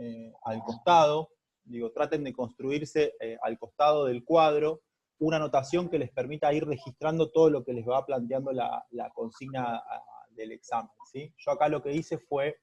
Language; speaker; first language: Spanish; native; Spanish